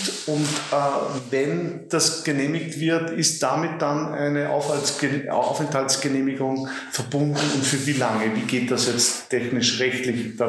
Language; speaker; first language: German; native; German